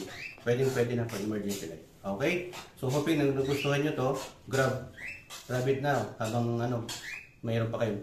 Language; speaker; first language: Filipino; native; Filipino